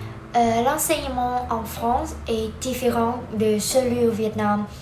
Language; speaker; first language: French; non-native, learner; Vietnamese